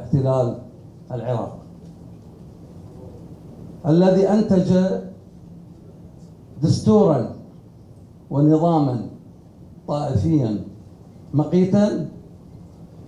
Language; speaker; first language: Arabic; native; Arabic